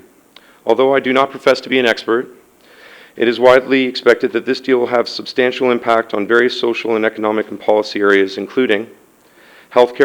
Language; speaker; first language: English; native; English